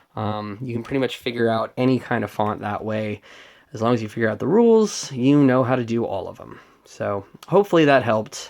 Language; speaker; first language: English; native; English